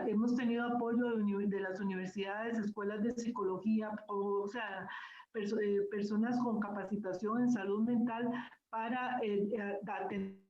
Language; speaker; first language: Spanish; native; Spanish